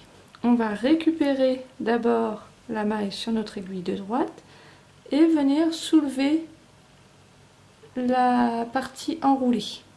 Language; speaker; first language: French; native; French